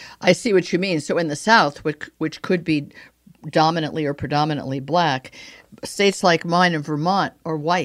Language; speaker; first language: English; native; English